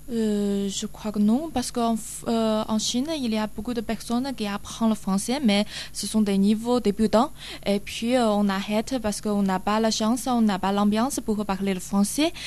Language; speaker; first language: French; non-native, learner; Chinese